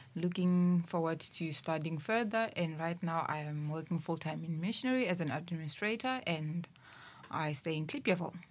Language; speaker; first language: English; non-native, local second language; Venda